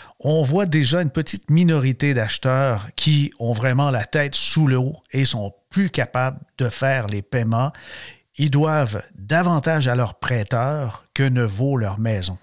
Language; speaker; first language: French; native; French